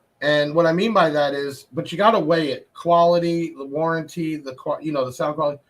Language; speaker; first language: English; native; English